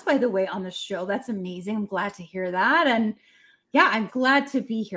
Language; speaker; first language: English; native; English